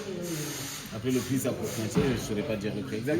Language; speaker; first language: French; native; French